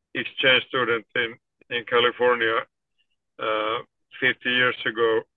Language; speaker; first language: English; non-native, fluent; Finnish